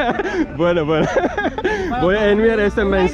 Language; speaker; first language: Spanish; non-native, learner; Turkish